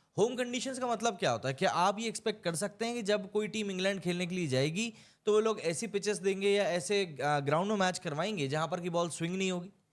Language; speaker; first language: Hindi; native; Hindi